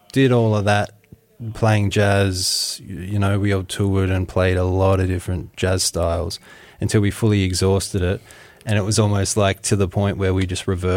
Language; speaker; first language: English; native; English